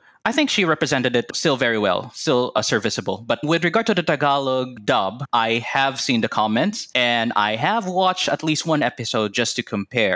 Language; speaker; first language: English; non-native, local second language; Cebuano